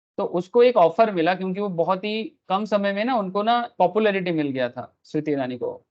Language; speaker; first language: Hindi; non-native, local second language; Bangla